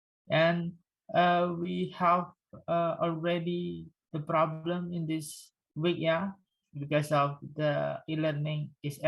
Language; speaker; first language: English; non-native, fluent; Indonesian